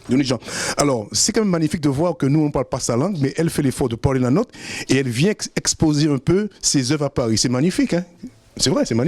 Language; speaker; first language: French; native; French